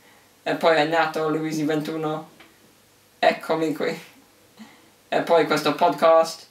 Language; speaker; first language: Italian; early bilingual, heritage; English